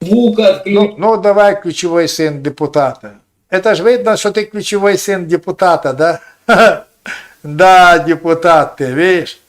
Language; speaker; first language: Russian; non-native, local second language; Ukrainian